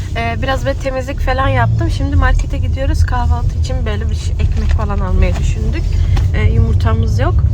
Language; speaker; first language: Turkish; early bilingual, heritage; Turkish